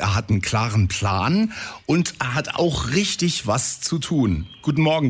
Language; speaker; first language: German; native; German